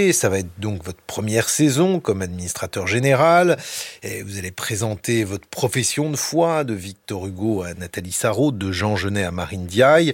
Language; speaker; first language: French; native; French